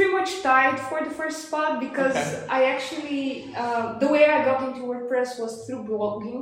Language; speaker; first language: English; non-native, fluent; Bulgarian